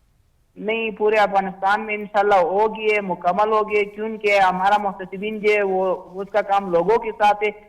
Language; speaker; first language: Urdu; non-native, learner; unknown